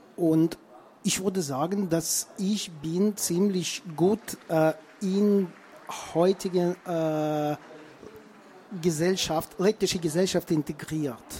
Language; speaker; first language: German; non-native, fluent; Russian